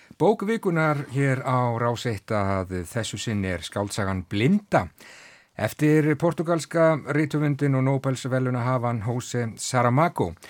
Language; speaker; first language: Icelandic; native; Icelandic